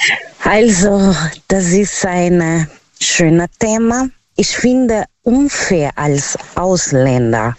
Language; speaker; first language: German; non-native, learner; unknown